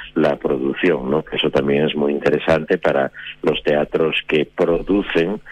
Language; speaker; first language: Spanish; native; Spanish